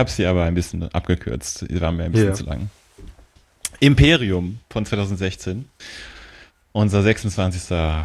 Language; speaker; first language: German; native; German